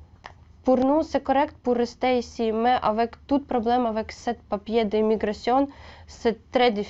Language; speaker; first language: French; non-native, learner; Ukrainian